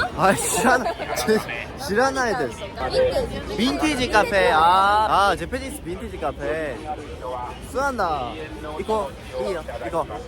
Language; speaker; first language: Japanese; non-native, learner; Korean